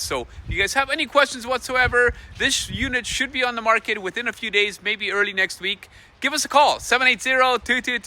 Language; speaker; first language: English; native; English